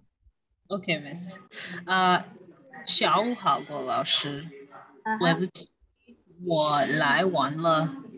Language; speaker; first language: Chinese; non-native, learner; English